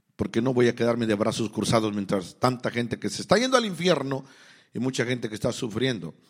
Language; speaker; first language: Spanish; native; Spanish